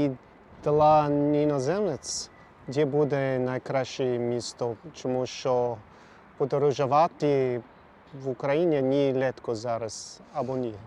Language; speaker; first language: Ukrainian; non-native, learner; English